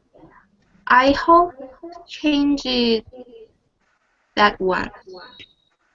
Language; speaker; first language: English; non-native, learner; Korean